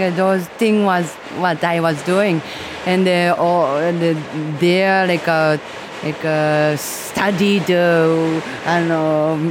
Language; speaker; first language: English; non-native, learner; Japanese